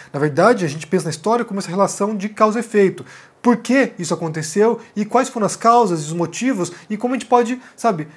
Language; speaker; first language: Portuguese; native; Portuguese